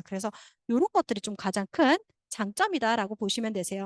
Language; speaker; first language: Korean; native; Korean